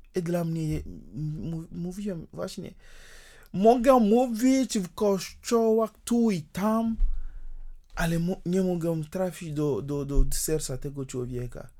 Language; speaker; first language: Polish; non-native, fluent; Ewe